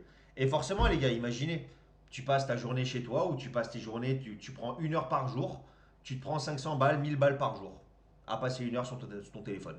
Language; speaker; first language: French; native; French